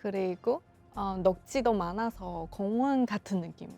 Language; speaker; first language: Korean; non-native, local second language; Chinese